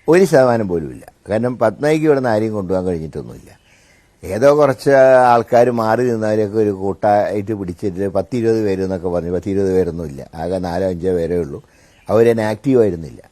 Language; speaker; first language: Malayalam; native; Malayalam